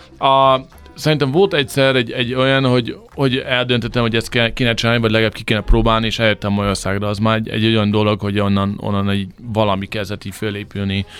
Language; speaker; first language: Hungarian; early bilingual, heritage; English